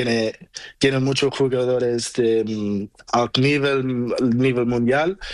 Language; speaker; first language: Spanish; non-native, learner; Portuguese